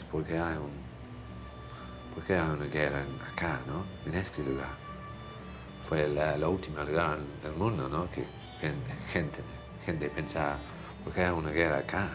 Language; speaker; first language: Spanish; non-native, fluent; English